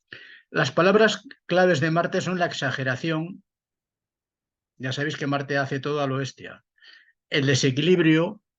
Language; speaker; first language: Spanish; native; Spanish